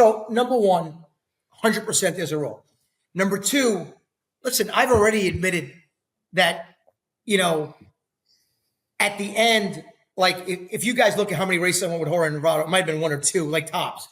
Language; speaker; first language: English; native; English